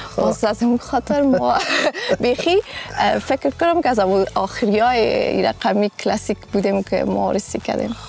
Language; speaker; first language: Persian; native; Persian